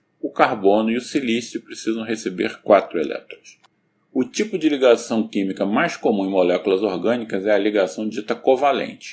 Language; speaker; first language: Portuguese; native; Portuguese